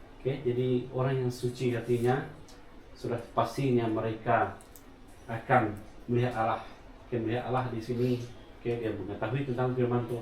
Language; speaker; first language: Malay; non-native, local second language; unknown